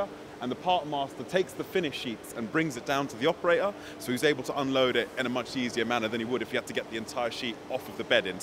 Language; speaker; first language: English; native; English